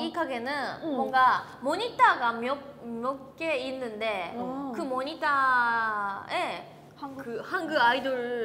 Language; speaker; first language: Korean; non-native, learner; Japanese